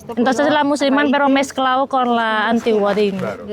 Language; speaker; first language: Spanish; non-native, learner; Indonesian